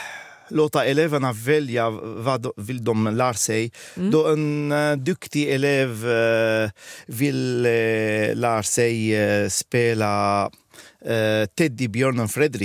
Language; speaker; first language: Swedish; non-native, fluent; Arabic